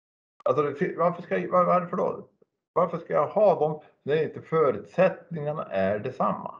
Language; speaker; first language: Swedish; native; Swedish